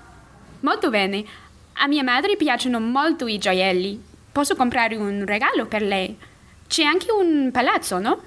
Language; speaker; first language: Italian; non-native, learner; English